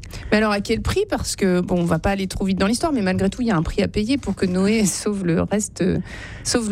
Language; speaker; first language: French; native; French